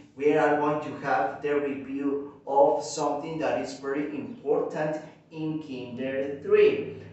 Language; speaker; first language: English; non-native, fluent; Spanish